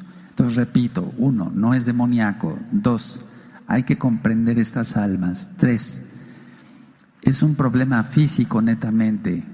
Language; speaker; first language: Spanish; native; Spanish